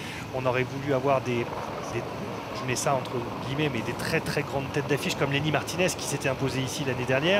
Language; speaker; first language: French; native; French